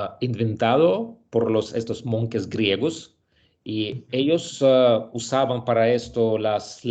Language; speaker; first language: Spanish; non-native, learner; Russian